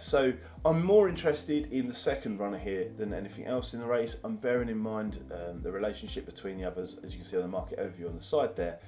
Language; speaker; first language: English; native; English